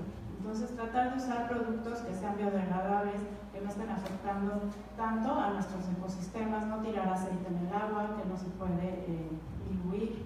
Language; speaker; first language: Spanish; native; Spanish